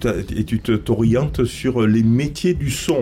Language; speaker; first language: French; native; French